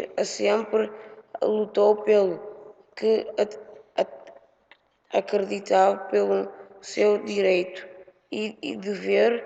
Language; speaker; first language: Portuguese; early bilingual, other home language; Upper Guinea Crioulo